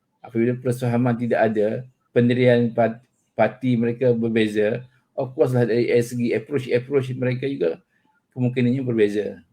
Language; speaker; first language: Malay; native; Malay